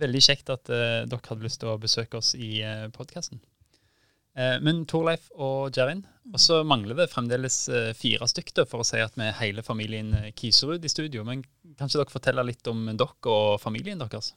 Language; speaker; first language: Norwegian; native; Norwegian